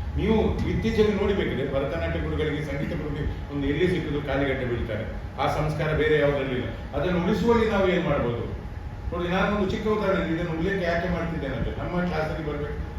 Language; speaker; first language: Kannada; non-native, local second language; Tulu